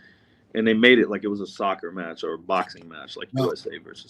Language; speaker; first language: English; native; English